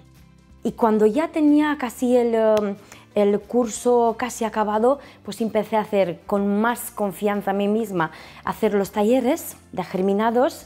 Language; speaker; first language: Spanish; non-native, fluent; Romanian